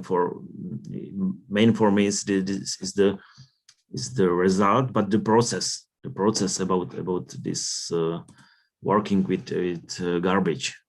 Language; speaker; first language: English; non-native, learner; Czech